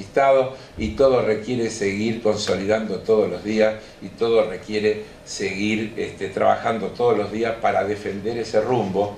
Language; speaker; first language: Spanish; native; Spanish